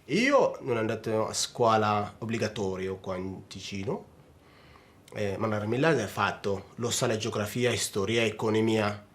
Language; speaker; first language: Italian; non-native, learner; Tigrinya